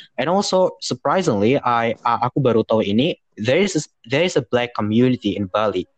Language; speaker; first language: English; non-native, fluent; Indonesian